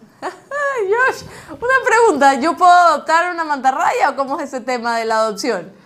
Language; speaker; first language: Spanish; native; Spanish